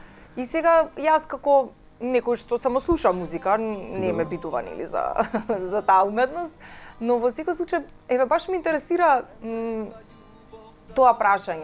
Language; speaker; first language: Macedonian; native; Macedonian